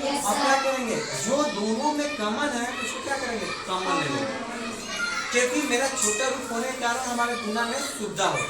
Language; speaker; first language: Hindi; native; Hindi